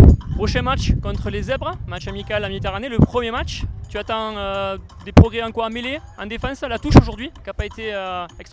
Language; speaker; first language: French; native; French